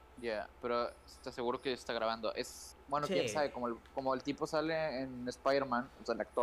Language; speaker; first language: Spanish; native; Spanish